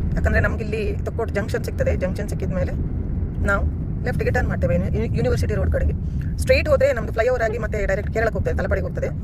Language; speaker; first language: Kannada; native; Kannada